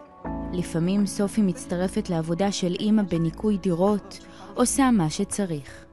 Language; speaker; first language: Hebrew; native; Hebrew